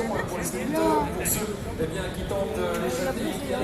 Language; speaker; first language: French; native; French